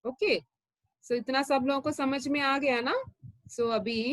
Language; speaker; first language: Hindi; non-native, local second language; Malayalam